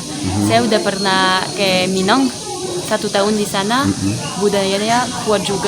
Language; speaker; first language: Indonesian; non-native, fluent; French